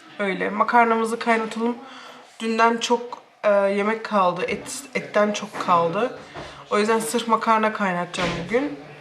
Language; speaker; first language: Turkish; early bilingual, heritage; Turkish